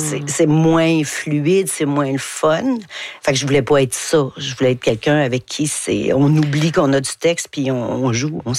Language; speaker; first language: French; native; French